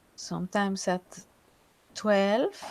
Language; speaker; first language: English; non-native, fluent; Spanish